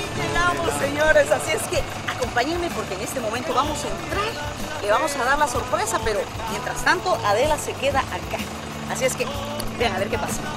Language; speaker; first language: Spanish; native; Spanish